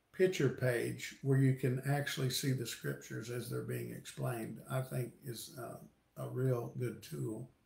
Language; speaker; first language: English; native; English